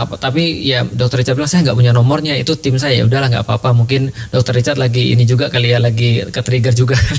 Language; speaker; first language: Indonesian; native; Indonesian